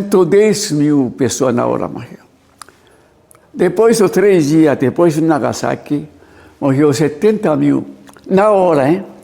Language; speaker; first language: Portuguese; non-native, learner; Japanese